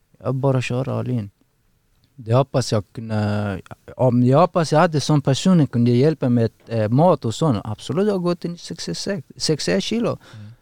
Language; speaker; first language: Swedish; non-native, learner; Persian